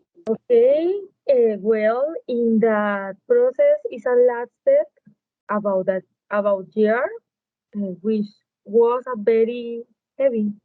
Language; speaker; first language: English; non-native, learner; Spanish